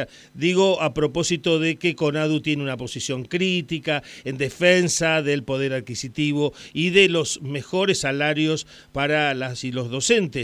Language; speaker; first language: Spanish; native; Spanish